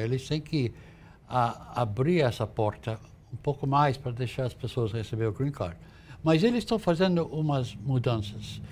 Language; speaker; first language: Portuguese; non-native, fluent; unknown